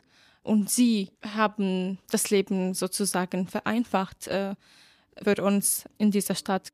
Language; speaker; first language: German; non-native, fluent; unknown